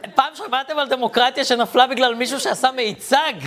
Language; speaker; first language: Hebrew; early bilingual, other home language; Arabic